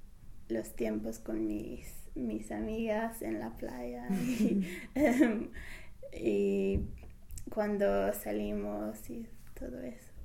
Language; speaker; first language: Spanish; non-native, fluent; English